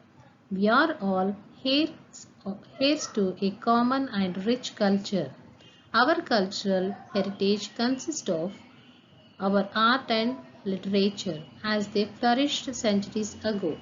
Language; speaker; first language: English; non-native, local second language; Telugu